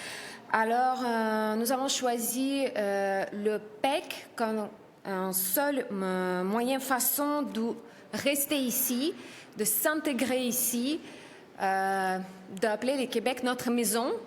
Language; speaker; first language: French; non-native, learner; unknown